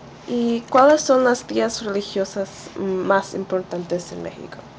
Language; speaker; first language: Spanish; non-native, learner; English